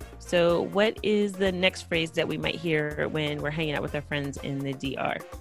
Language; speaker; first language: English; native; English